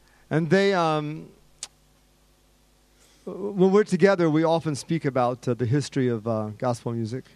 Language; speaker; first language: English; native; English